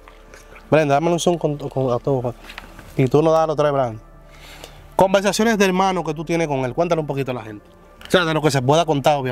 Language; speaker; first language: Spanish; native; Spanish